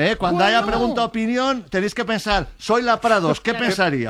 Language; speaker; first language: Spanish; native; Spanish